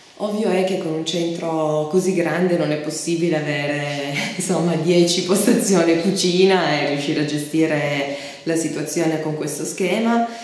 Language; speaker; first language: Italian; native; Italian